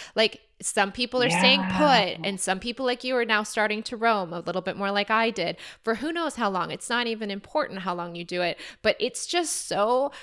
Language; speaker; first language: English; native; English